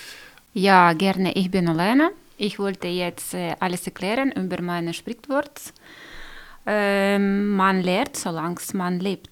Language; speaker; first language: German; non-native, learner; Ukrainian